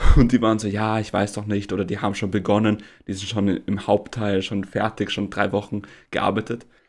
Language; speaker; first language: German; native; German